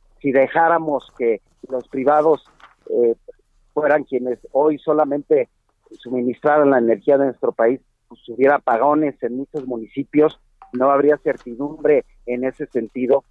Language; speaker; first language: Spanish; native; Spanish